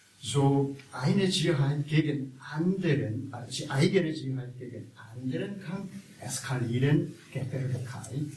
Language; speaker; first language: German; non-native, learner; Korean